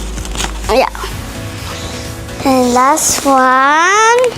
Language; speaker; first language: English; non-native, local second language; Filipino